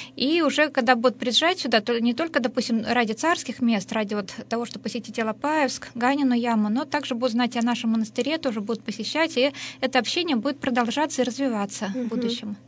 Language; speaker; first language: Russian; native; Russian